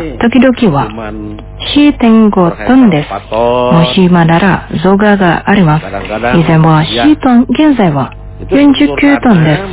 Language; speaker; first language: Japanese; non-native, fluent; Indonesian